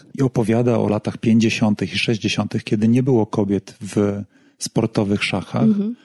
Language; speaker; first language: Polish; native; Polish